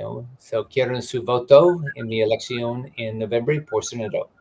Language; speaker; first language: Spanish; non-native, learner; English